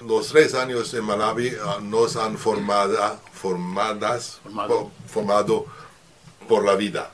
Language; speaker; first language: Spanish; non-native, learner; French